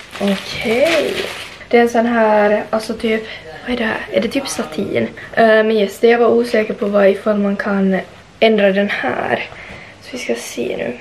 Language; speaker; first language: Swedish; native; Swedish